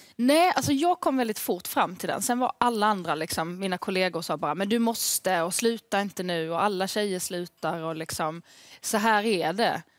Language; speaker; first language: Swedish; early bilingual, other home language; Arabic